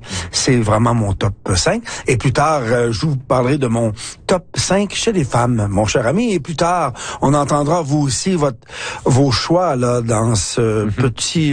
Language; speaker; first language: French; native; French